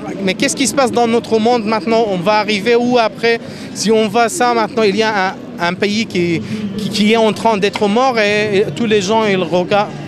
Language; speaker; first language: French; non-native, fluent; Arabic